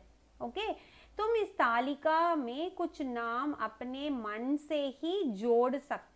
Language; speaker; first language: Hindi; non-native, local second language; Tamil